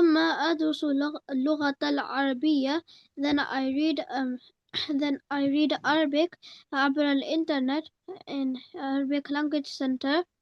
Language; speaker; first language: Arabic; non-native, learner; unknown